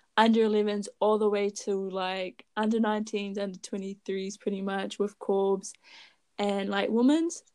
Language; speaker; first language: English; native; English